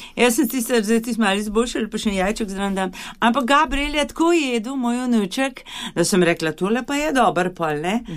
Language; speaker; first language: Slovenian; early bilingual, other home language; Hungarian